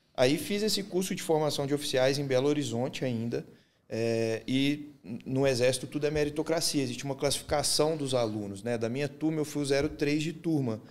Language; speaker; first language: Portuguese; native; Portuguese